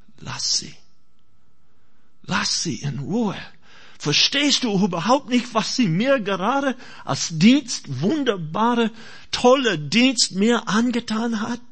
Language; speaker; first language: German; non-native, fluent; English